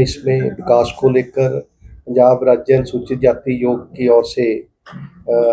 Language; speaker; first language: Hindi; non-native, local second language; Punjabi